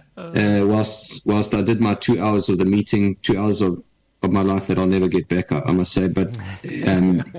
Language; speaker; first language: English; native; English